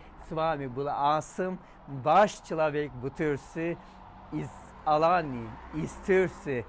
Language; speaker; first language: Russian; non-native, learner; Turkish